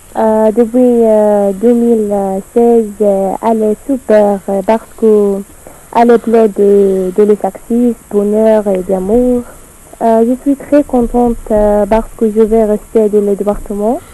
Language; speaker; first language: French; non-native, learner; Arabic